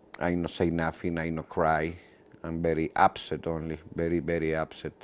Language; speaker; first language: English; non-native, learner; Spanish